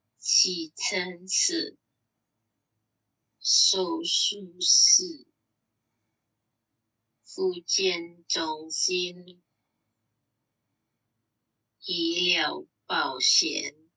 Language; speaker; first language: Chinese; non-native, learner; Indonesian